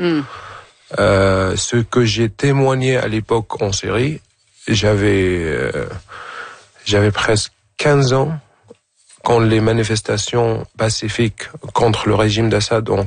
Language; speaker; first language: French; non-native, fluent; Arabic